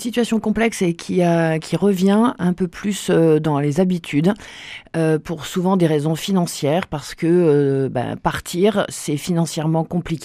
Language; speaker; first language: French; native; French